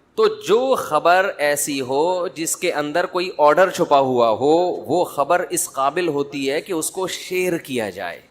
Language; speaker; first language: Urdu; native; Urdu